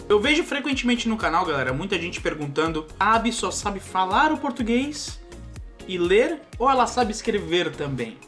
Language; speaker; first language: Portuguese; native; Portuguese